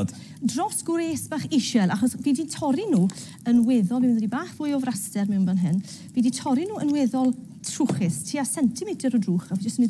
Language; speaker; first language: Welsh; native; Welsh